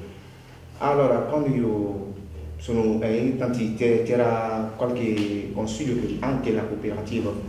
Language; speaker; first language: Italian; non-native, learner; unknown